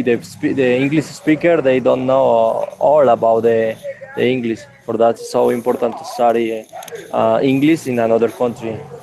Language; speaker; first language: English; non-native, learner; Spanish